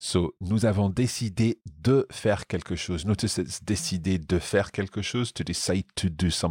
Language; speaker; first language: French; non-native, fluent; English